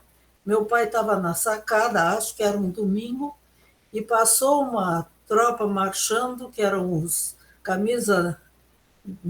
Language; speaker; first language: Portuguese; early bilingual, other home language; German